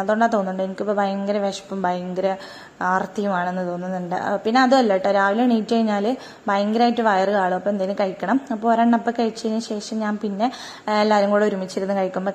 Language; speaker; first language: Malayalam; native; Malayalam